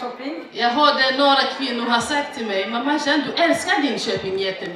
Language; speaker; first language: Swedish; non-native, fluent; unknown